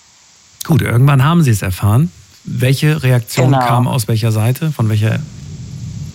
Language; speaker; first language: German; native; German